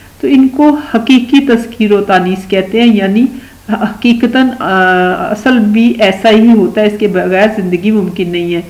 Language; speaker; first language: Urdu; non-native, local second language; Punjabi